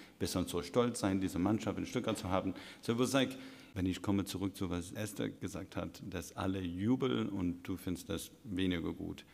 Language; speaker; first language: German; non-native, fluent; English